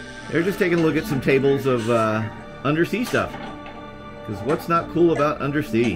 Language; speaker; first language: English; native; English